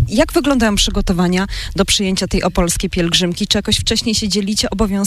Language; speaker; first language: Polish; native; Polish